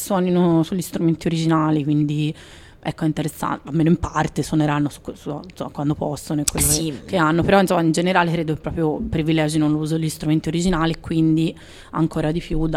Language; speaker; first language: Italian; native; Italian